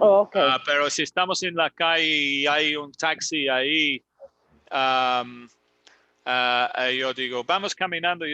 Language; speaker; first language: Spanish; non-native, learner; English